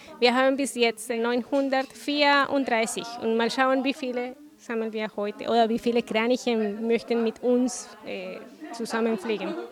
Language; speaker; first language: German; non-native, fluent; Spanish